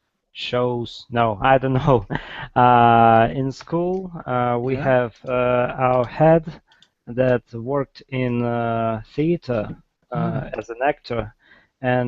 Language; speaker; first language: English; non-native, fluent; Russian